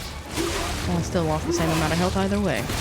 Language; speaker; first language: English; native; English